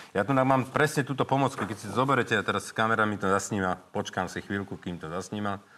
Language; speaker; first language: Slovak; native; Slovak